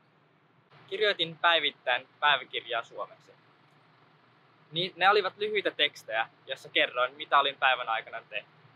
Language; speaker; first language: Finnish; early bilingual, other home language; Nepali